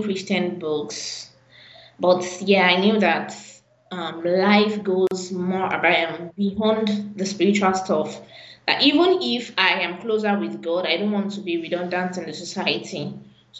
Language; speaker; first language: English; non-native, local second language; Yoruba